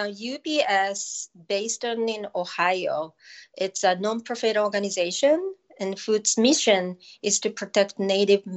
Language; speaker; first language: English; non-native, fluent; Japanese